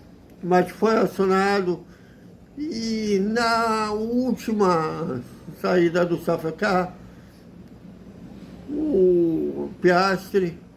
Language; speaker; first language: Portuguese; native; Portuguese